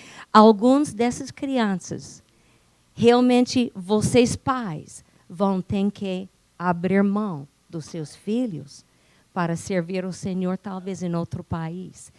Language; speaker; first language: Portuguese; non-native, fluent; English